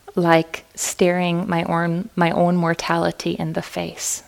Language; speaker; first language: English; native; English